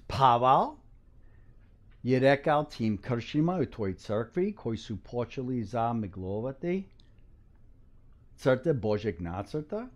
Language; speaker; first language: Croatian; early bilingual, heritage; English